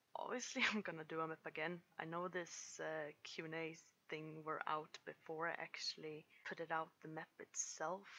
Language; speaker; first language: English; non-native, fluent; Swedish